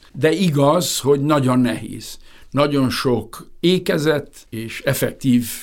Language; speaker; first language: Hungarian; early bilingual, heritage; Hungarian